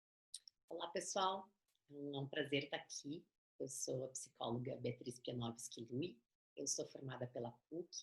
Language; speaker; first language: Portuguese; native; Portuguese